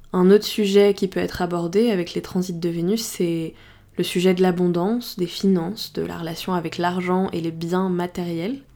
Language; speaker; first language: French; native; French